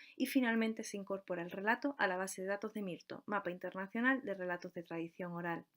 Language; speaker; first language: Spanish; native; Spanish